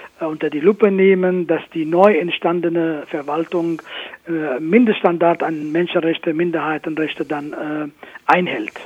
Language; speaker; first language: German; non-native, fluent; Kurdish